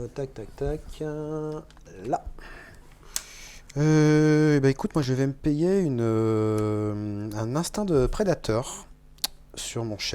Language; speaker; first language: French; native; French